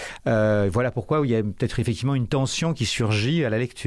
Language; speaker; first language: French; native; French